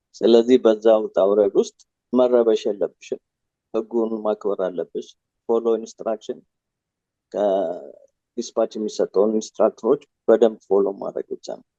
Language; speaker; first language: Amharic; native; Amharic